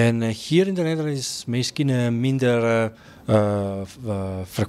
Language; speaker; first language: Dutch; non-native, learner; Italian